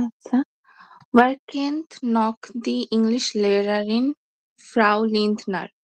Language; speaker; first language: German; non-native, learner; Bangla